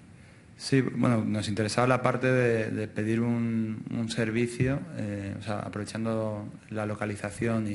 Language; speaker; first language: Spanish; native; Spanish